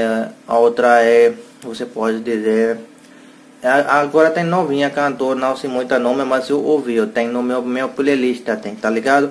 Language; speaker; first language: Portuguese; non-native, learner; Hindi